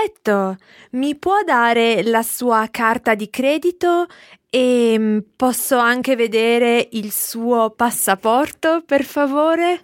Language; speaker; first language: Italian; non-native, fluent; English